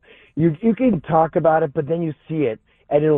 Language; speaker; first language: English; native; English